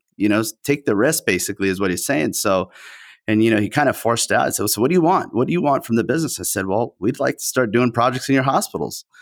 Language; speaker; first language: English; early bilingual, other home language; Spanish